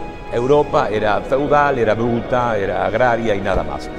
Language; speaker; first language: Spanish; native; Spanish